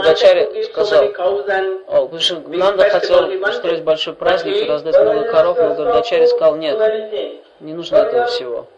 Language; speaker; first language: Russian; non-native, fluent; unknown